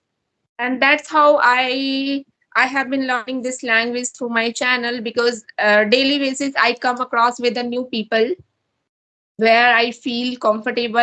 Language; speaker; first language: English; non-native, learner; Hindi